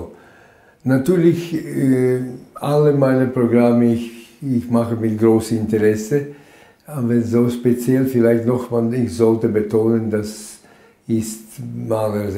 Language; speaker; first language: German; non-native, fluent; Latvian